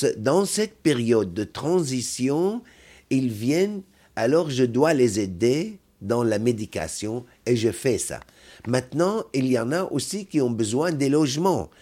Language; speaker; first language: French; non-native, fluent; Arabic